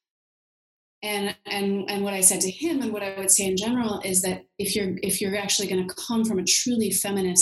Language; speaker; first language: English; native; English